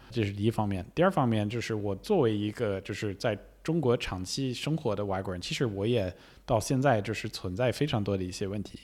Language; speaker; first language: Chinese; non-native, fluent; English